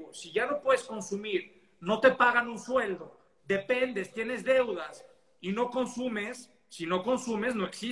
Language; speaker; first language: Spanish; native; Spanish